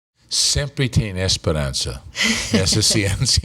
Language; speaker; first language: Portuguese; non-native, fluent; English